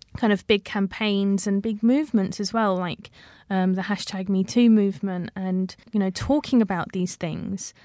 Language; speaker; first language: English; native; English